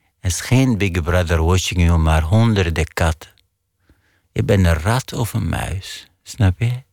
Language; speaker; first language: Dutch; non-native, fluent; Arabic